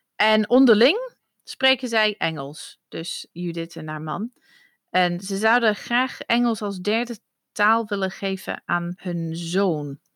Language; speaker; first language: Dutch; non-native, fluent; English